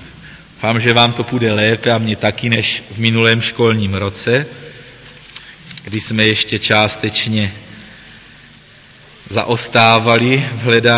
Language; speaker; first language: Czech; native; Czech